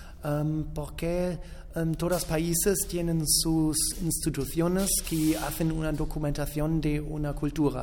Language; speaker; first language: Spanish; non-native, fluent; German